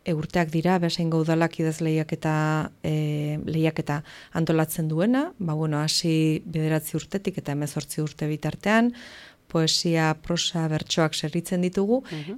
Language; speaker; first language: Basque; native; Basque